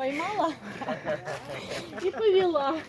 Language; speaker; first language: Russian; native; Russian